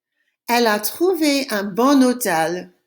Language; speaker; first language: French; non-native, fluent; English